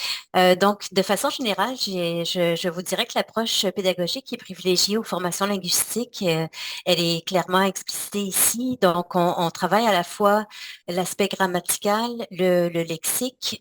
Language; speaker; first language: French; native; French